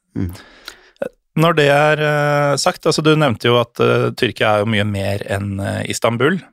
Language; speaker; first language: Norwegian; native; Norwegian